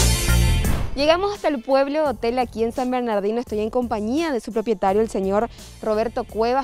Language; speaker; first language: Spanish; native; Spanish